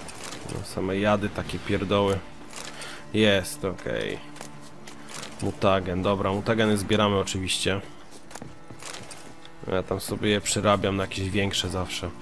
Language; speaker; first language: Polish; native; Polish